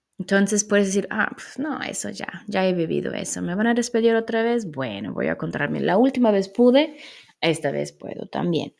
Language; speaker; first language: Spanish; non-native, fluent; German